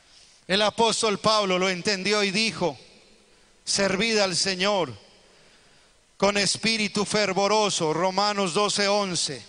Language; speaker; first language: Spanish; native; Spanish